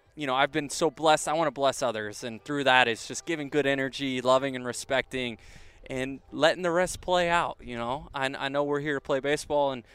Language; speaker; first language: English; native; English